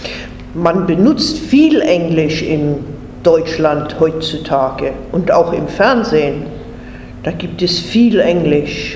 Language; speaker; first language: German; non-native, fluent; English